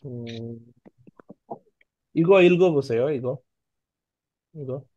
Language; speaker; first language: Korean; non-native, fluent; Bangla